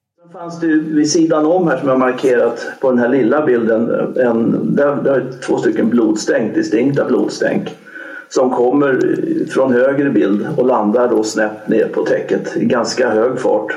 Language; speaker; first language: Swedish; native; Swedish